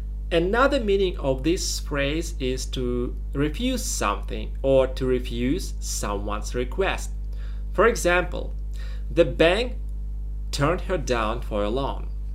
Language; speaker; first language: English; non-native, fluent; Russian